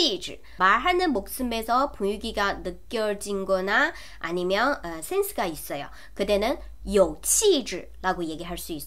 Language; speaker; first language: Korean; non-native, fluent; Chinese